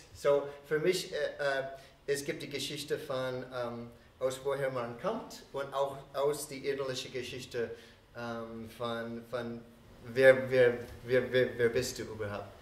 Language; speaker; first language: German; non-native, fluent; English